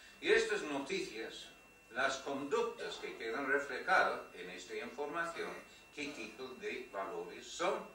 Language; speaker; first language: Spanish; non-native, fluent; English